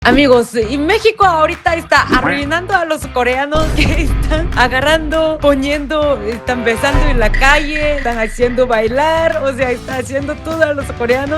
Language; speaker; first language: Spanish; non-native, fluent; Korean